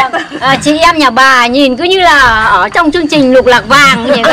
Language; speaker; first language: Vietnamese; native; Vietnamese